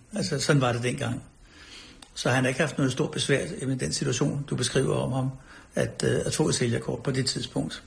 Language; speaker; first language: Danish; native; Danish